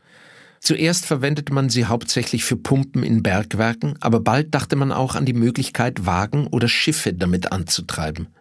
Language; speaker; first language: German; native; German